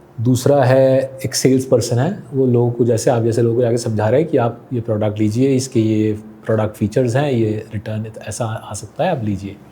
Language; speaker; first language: Hindi; non-native, local second language; Bangla